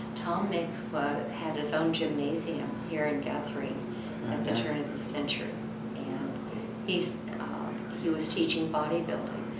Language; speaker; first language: English; native; English